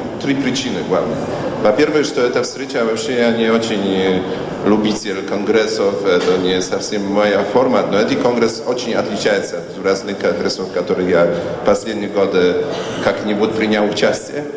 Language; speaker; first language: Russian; non-native, learner; Polish